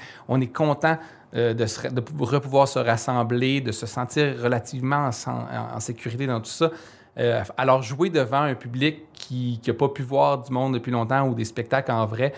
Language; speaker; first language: French; native; French